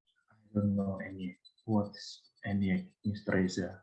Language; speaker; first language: English; non-native, learner; Indonesian